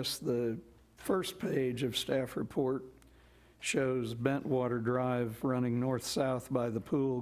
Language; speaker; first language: English; native; English